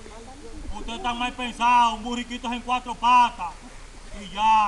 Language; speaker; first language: Spanish; native; Spanish